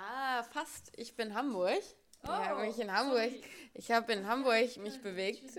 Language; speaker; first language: German; native; German